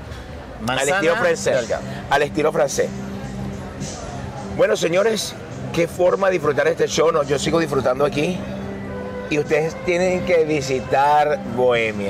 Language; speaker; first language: Spanish; native; Spanish